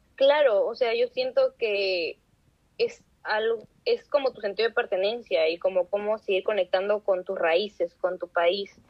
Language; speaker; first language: Spanish; native; Spanish